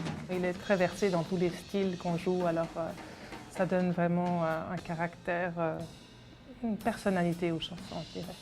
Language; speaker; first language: French; native; French